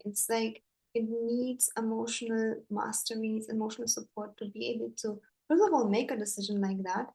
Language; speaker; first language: English; non-native, fluent; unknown